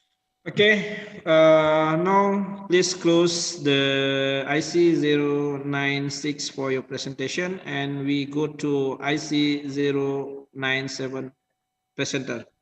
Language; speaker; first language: English; non-native, learner; Indonesian